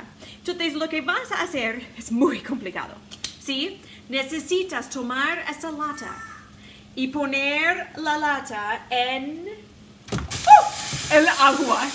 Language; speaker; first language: Spanish; non-native, fluent; English